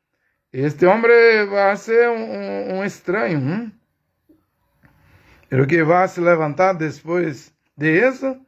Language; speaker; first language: Spanish; non-native, learner; Portuguese